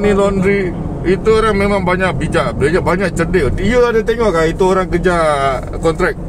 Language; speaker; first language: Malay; non-native, local second language; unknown